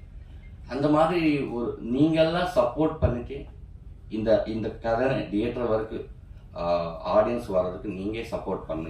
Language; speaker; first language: Tamil; non-native, learner; Telugu